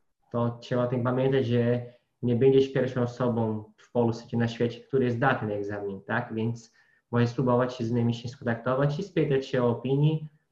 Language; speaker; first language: Polish; non-native, fluent; Portuguese